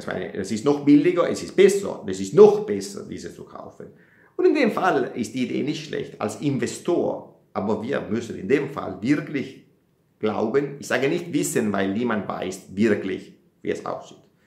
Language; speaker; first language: German; non-native, fluent; Italian